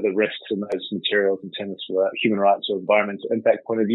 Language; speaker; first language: English; native; English